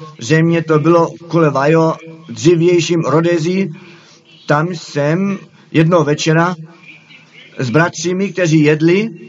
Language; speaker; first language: Czech; non-native, fluent; German